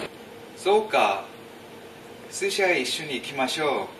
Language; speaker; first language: Japanese; non-native, learner; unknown